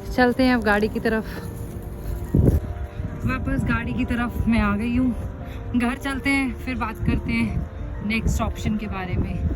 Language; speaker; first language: Hindi; native; Hindi